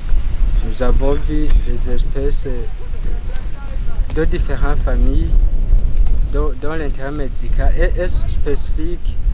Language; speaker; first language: French; non-native, local second language; Rundi